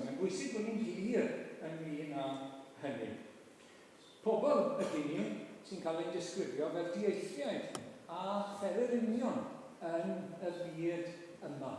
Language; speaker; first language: Welsh; native; Welsh